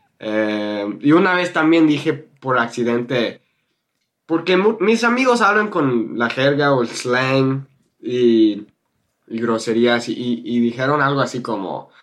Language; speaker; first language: Spanish; non-native, fluent; English